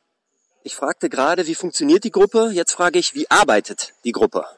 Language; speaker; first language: German; native; German